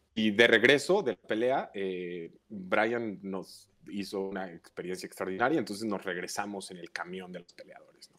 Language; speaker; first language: Spanish; native; Spanish